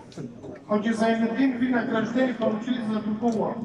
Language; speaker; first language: Russian; non-native, learner; Tajik